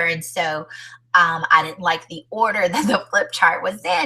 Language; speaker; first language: English; native; English